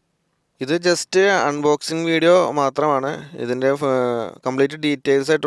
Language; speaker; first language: Malayalam; native; Malayalam